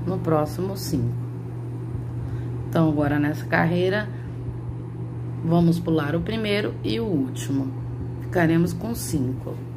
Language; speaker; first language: Portuguese; native; Portuguese